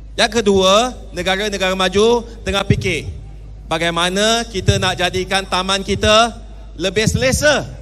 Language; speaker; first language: Malay; non-native, local second language; Chinese